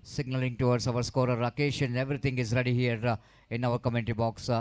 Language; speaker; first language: English; non-native, local second language; Kannada